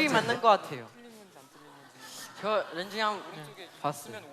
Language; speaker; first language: Korean; non-native, fluent; Chinese